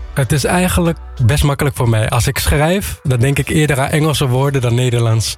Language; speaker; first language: Dutch; early bilingual, other home language; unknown